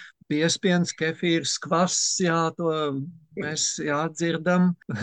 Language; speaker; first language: Latvian; native; Latvian